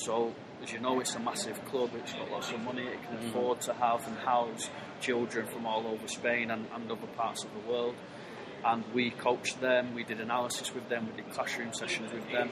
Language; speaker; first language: English; native; English